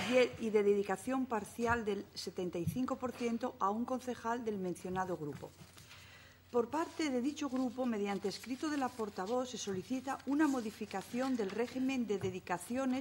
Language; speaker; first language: Spanish; native; Spanish